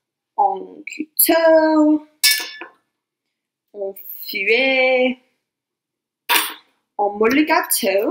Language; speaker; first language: French; non-native, learner; English